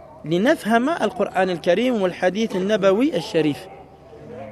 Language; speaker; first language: Arabic; non-native, fluent; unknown